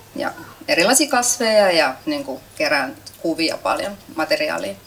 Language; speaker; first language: Finnish; native; Finnish